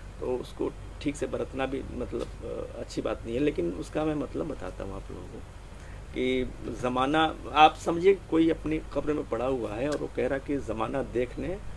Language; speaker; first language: Hindi; native; Hindi